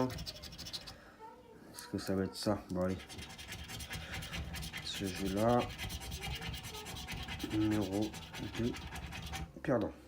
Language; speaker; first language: French; native; French